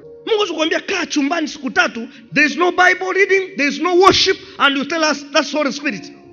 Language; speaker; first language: English; non-native, local second language; Swahili